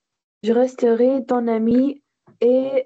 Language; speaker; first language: French; non-native, learner; Arabic